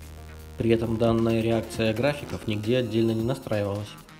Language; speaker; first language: Russian; native; Russian